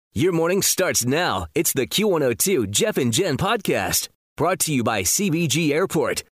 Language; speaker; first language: English; native; English